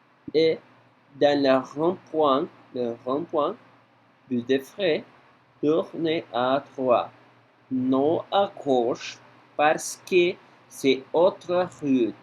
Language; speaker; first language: French; non-native, learner; Spanish